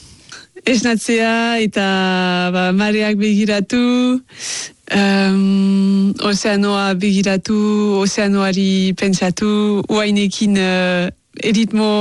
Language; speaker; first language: Basque; non-native, local second language; French